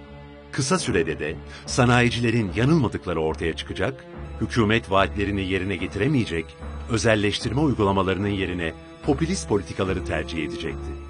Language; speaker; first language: Turkish; native; Turkish